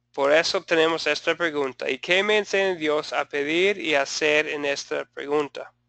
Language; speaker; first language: Spanish; non-native, fluent; English